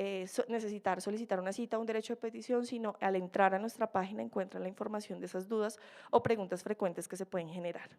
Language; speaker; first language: Spanish; native; Spanish